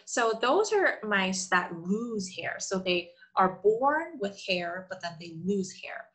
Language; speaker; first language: English; non-native, fluent; Korean